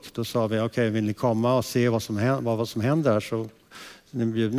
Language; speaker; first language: Swedish; early bilingual, heritage; Swedish